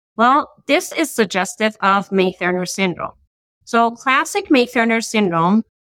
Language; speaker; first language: English; non-native, fluent; Persian